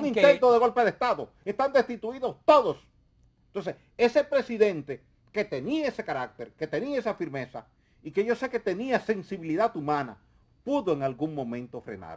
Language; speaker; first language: Spanish; native; Spanish